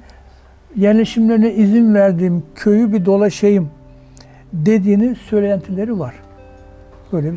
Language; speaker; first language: Turkish; native; Turkish